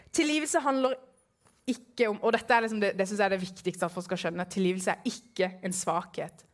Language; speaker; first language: Norwegian; early bilingual, other home language; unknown